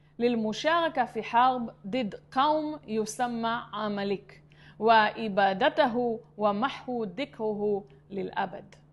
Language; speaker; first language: Arabic; non-native, fluent; Hebrew